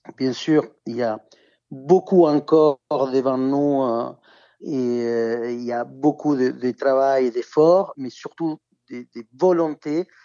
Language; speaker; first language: French; non-native, fluent; Spanish